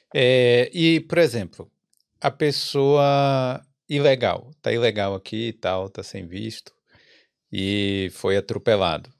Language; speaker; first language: Portuguese; native; Portuguese